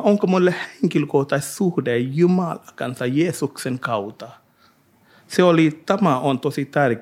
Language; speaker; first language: Finnish; non-native, learner; Hindi